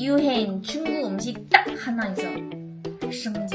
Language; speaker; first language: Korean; non-native, learner; Chinese